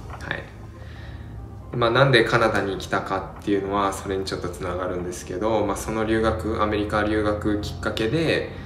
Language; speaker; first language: Japanese; native; Japanese